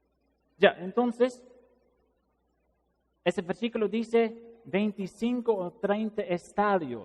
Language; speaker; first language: Spanish; non-native, fluent; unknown